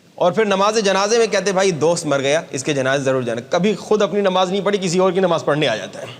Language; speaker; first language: Urdu; native; Urdu